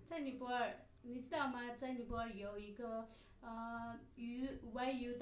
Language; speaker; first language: Chinese; non-native, learner; Nepali